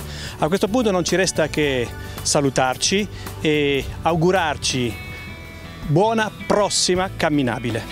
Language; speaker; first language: Italian; native; Italian